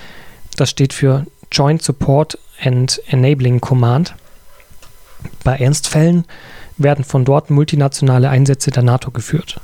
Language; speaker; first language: German; native; German